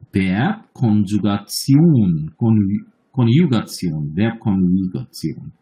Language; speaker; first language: German; non-native, fluent; Bangla